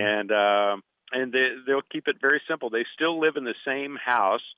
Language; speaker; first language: English; native; English